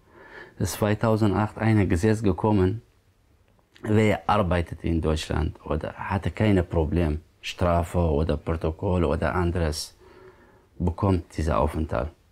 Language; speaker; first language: German; non-native, learner; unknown